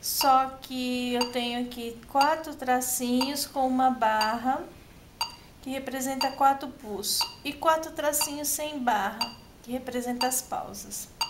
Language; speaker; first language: Portuguese; native; Portuguese